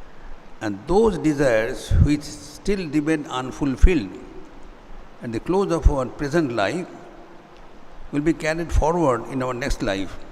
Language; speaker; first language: English; non-native, local second language; Hindi